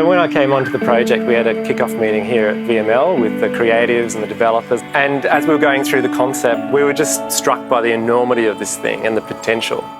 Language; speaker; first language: English; native; English